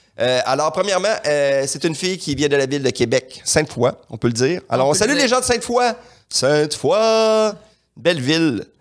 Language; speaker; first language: French; native; French